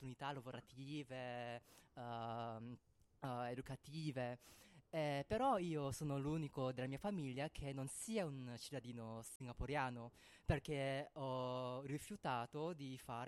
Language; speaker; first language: Italian; non-native, fluent; Cantonese